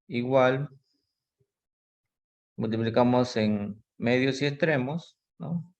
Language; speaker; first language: Spanish; native; Spanish